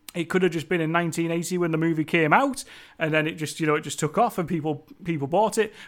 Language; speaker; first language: English; native; English